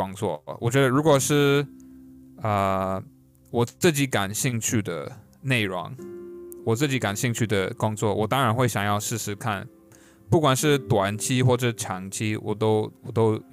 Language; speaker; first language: Chinese; non-native, fluent; English